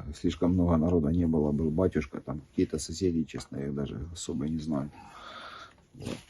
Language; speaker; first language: Russian; native; Russian